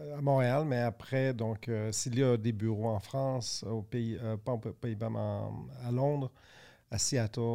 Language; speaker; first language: French; native; French